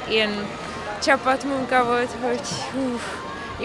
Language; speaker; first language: Hungarian; non-native, learner; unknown